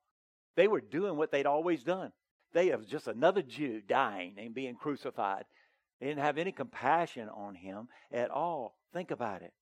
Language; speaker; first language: English; native; English